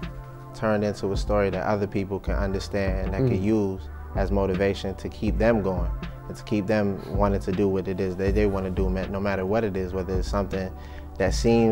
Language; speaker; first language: English; native; English